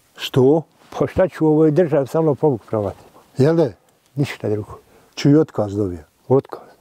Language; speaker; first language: Bosnian; native; Bosnian